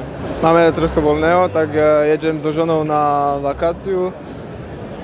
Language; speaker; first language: Polish; non-native, learner; Slovak